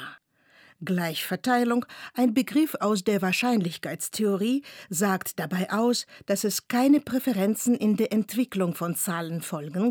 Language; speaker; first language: German; native; German